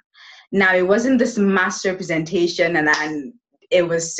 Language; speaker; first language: English; non-native, local second language; Yoruba